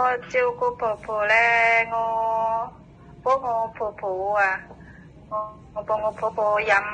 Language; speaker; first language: Cantonese; non-native, learner; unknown